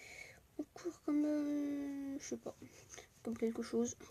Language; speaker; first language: French; native; French